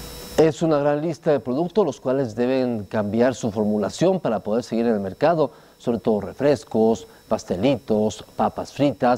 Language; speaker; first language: Spanish; native; Spanish